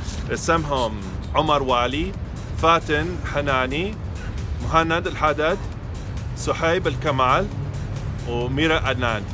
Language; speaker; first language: Arabic; non-native, fluent; English